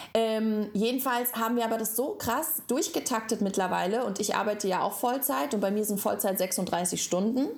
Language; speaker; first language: German; non-native, fluent; Russian